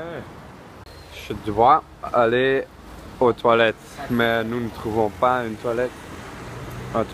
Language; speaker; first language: French; non-native, learner; Dutch